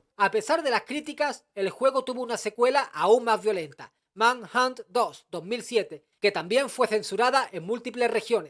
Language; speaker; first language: Spanish; native; Spanish